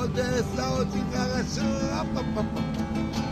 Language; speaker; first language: Russian; non-native, learner; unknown